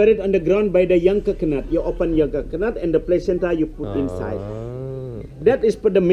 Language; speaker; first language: English; non-native, learner; Balinese